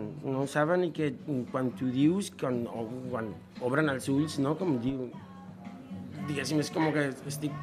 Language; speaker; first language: Catalan; non-native, fluent; Spanish